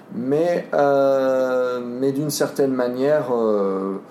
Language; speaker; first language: French; native; French